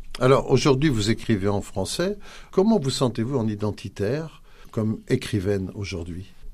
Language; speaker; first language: French; native; French